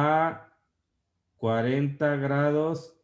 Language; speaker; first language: Spanish; native; Spanish